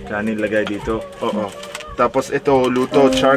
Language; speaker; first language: Filipino; non-native, learner; Arabic